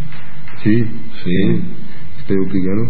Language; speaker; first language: Spanish; non-native, learner; French